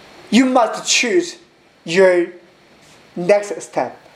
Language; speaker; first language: English; non-native, learner; Korean